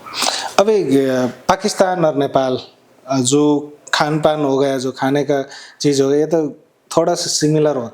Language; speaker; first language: Hindi; non-native, learner; Nepali